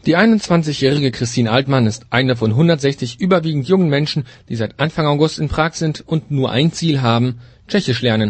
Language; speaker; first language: German; native; German